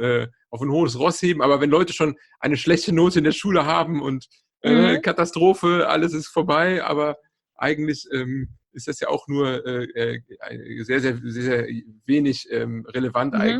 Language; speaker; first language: German; native; German